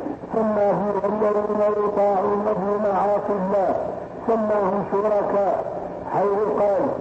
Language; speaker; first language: Arabic; native; Arabic